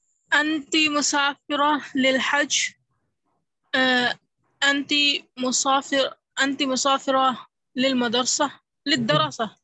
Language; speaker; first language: Arabic; non-native, learner; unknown